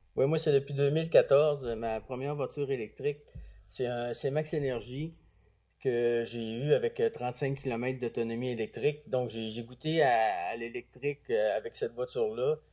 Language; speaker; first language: French; native; French